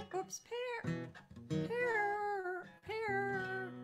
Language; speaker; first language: English; native; English